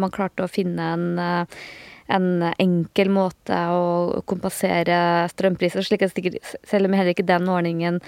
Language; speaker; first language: Norwegian; native; Norwegian